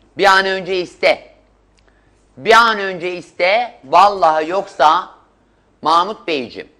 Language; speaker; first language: Turkish; native; Turkish